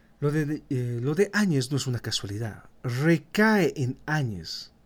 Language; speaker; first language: Spanish; native; Spanish